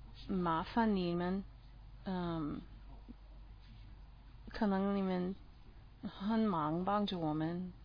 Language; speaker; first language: Chinese; non-native, learner; English